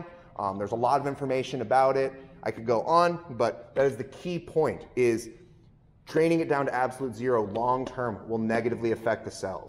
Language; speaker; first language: English; native; English